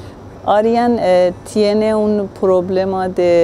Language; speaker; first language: Spanish; non-native, fluent; Persian